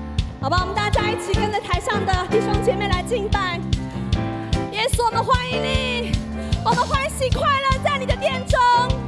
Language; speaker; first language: Chinese; native; Chinese